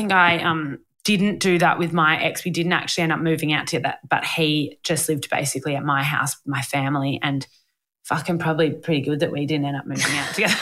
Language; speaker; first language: English; native; English